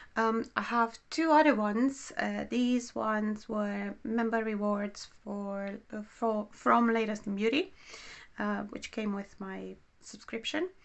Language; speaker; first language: English; non-native, fluent; Romanian